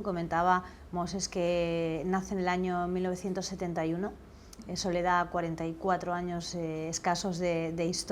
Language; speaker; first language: Spanish; native; Spanish